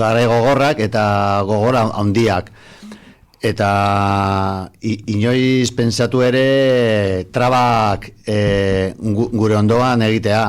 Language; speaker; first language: Basque; non-native, local second language; Spanish